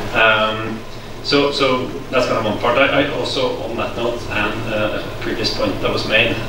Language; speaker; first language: English; non-native, fluent; Norwegian